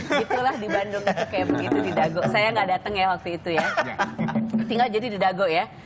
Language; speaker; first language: Indonesian; native; Indonesian